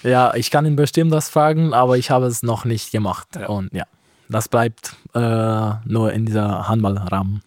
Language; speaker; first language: German; non-native, fluent; Romanian